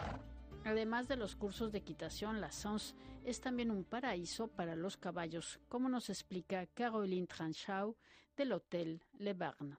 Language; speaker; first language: Spanish; native; Spanish